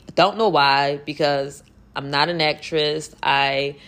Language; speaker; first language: English; native; English